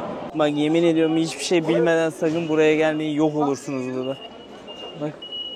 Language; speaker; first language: Turkish; native; Turkish